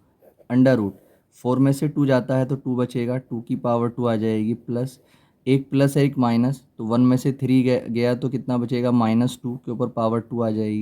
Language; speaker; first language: Hindi; native; Hindi